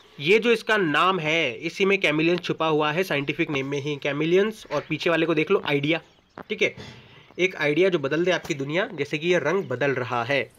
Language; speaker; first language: Hindi; native; Hindi